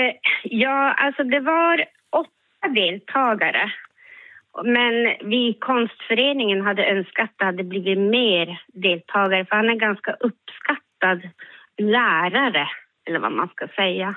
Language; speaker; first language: Swedish; native; Swedish